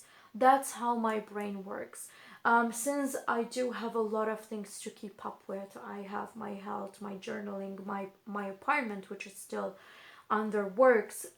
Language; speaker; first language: English; non-native, fluent; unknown